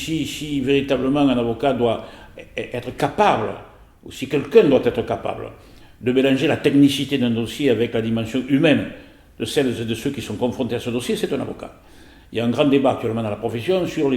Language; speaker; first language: French; native; French